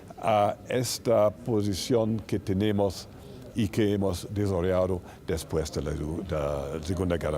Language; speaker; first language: Spanish; non-native, fluent; German